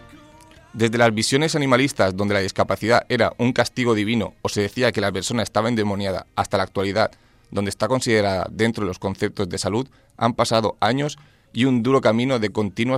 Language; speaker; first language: Spanish; native; Spanish